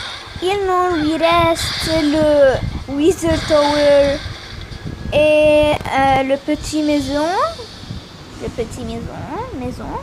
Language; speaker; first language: French; non-native, learner; Arabic